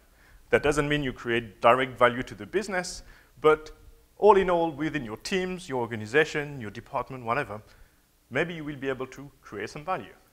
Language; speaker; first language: English; non-native, fluent; French